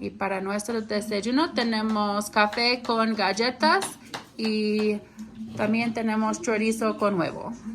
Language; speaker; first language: Spanish; non-native, learner; English